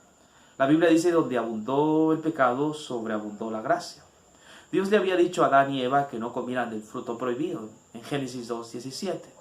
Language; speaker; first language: Spanish; native; Spanish